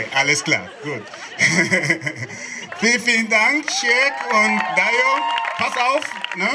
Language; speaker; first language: German; non-native, fluent; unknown